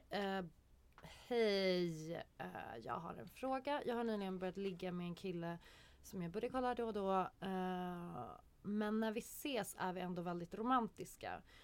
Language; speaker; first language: Swedish; native; Swedish